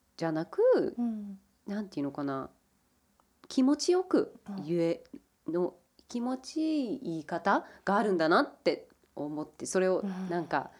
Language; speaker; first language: Japanese; early bilingual, heritage; English